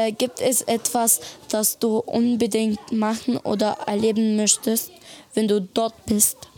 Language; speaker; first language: German; native; German